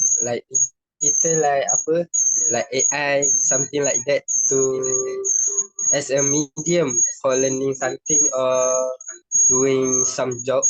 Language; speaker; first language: English; non-native, learner; Malay